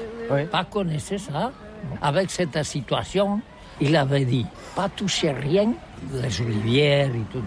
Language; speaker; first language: French; non-native, learner; Catalan